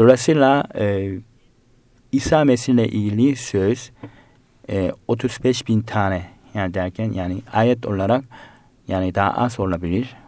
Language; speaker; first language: Turkish; non-native, fluent; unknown